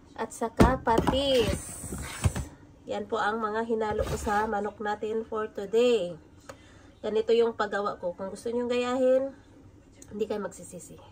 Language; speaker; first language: Filipino; native; Filipino